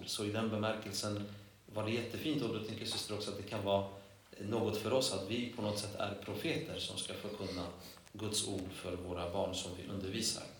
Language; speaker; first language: Swedish; non-native, fluent; Polish